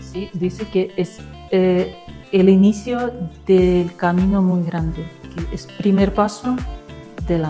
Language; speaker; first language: Spanish; non-native, learner; Russian